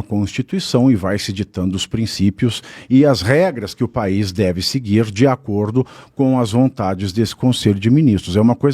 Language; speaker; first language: Portuguese; native; Portuguese